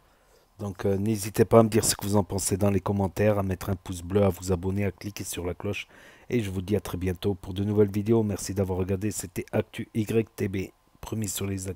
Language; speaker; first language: French; native; French